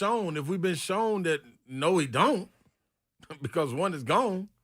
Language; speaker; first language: English; native; English